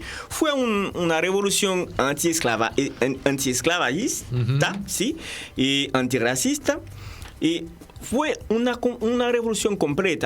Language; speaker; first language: Spanish; non-native, fluent; Haitian Creole